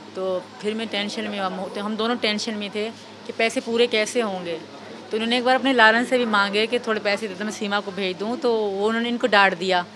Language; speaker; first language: Urdu; non-native, local second language; Sindhi